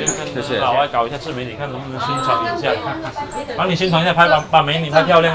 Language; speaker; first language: Chinese; native; Chinese